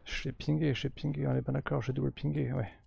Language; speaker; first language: French; native; French